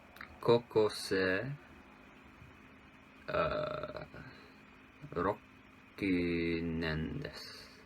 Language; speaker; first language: Japanese; non-native, learner; English